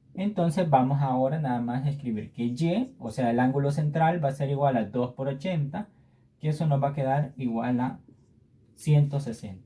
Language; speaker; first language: Spanish; native; Spanish